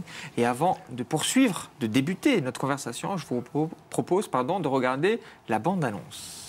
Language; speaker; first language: French; native; French